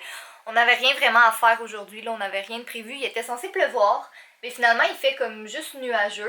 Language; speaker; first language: French; native; French